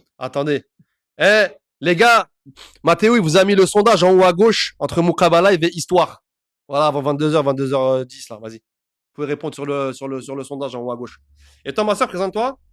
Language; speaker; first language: French; early bilingual, other home language; Arabic